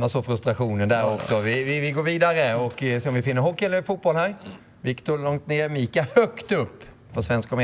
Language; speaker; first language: Swedish; native; Swedish